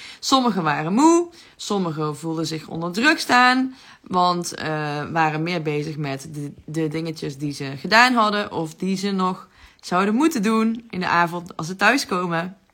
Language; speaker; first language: Dutch; native; Dutch